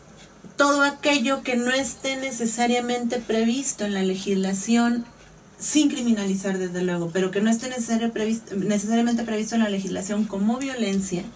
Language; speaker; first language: Spanish; native; Spanish